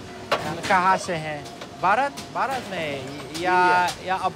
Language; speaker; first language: Hindi; non-native, learner; Dutch